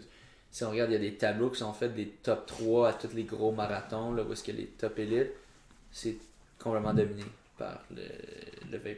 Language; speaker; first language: French; native; French